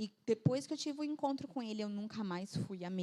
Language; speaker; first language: Portuguese; native; Portuguese